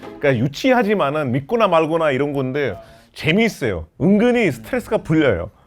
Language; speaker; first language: Korean; non-native, fluent; Hindi